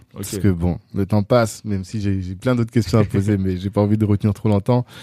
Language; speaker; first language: French; native; French